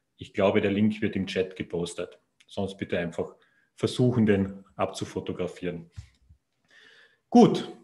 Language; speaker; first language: German; native; German